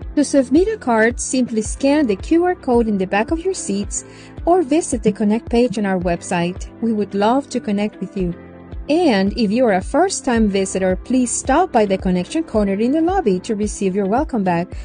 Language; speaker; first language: English; native; English